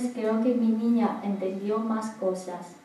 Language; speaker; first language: Spanish; non-native, learner; Chinese